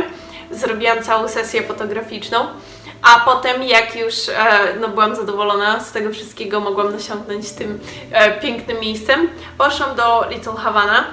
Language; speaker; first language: Polish; native; Polish